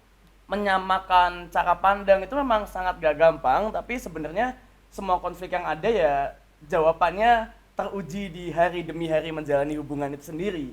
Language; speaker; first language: Indonesian; native; Indonesian